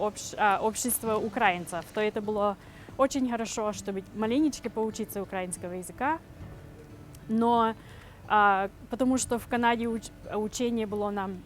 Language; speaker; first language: Russian; early bilingual, heritage; Russian